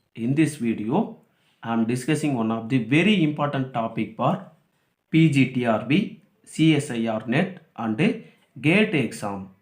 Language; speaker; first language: English; non-native, local second language; Tamil